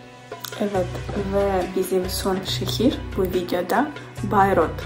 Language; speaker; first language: Turkish; non-native, learner; Ukrainian